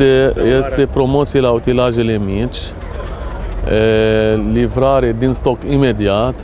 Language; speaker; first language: Romanian; non-native, fluent; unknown